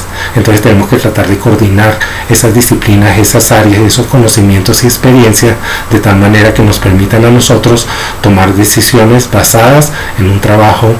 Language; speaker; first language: Spanish; native; Spanish